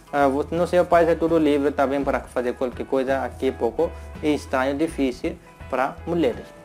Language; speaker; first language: Portuguese; non-native, learner; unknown